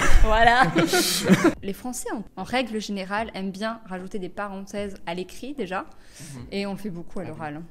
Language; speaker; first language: French; native; French